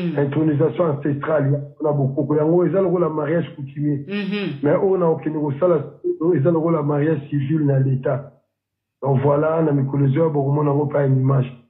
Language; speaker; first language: Lingala; non-native, local second language; Kongo